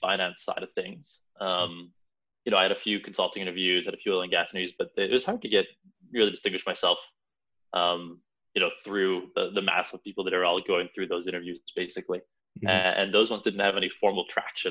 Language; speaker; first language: English; native; English